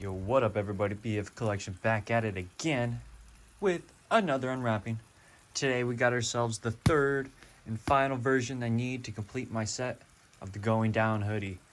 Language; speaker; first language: English; native; English